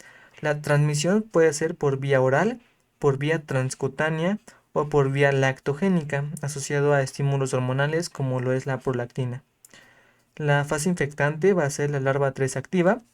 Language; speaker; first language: Spanish; native; Spanish